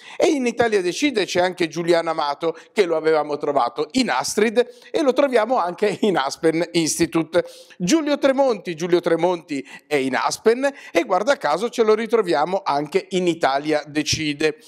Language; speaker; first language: Italian; native; Italian